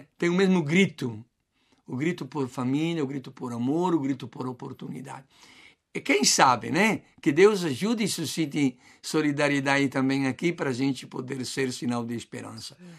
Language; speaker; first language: Portuguese; non-native, fluent; Italian